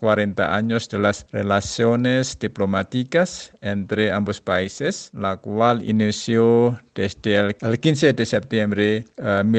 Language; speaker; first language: Spanish; non-native, fluent; Indonesian